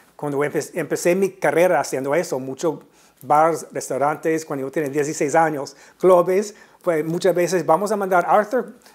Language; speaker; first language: Spanish; non-native, fluent; English